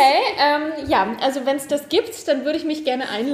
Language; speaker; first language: German; native; German